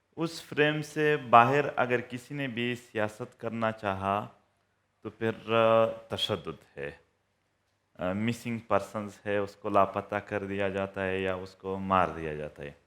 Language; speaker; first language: Urdu; non-native, local second language; Pashto